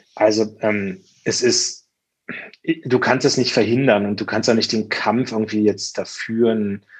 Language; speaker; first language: German; native; German